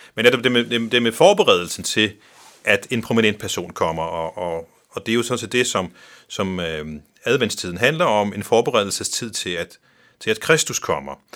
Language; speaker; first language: Danish; non-native, local second language; Faroese